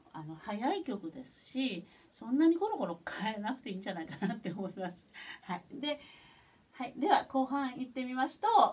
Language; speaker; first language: Japanese; native; Japanese